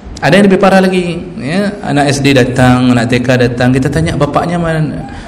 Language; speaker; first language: Malay; non-native, local second language; Achinese